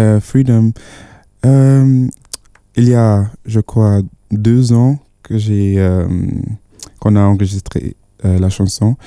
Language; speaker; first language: French; non-native, fluent; Yoruba